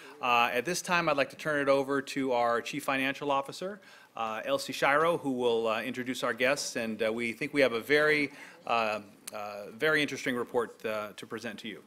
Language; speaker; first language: English; native; English